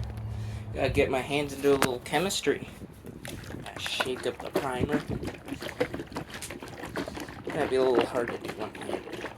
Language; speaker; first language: English; native; English